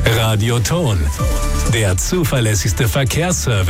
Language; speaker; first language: German; native; German